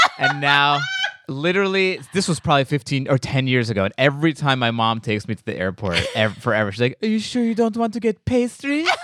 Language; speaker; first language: English; native; English